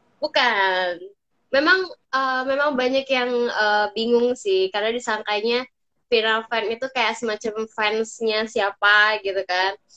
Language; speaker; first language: Indonesian; native; Indonesian